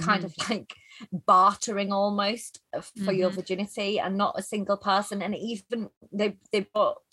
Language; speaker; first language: English; native; English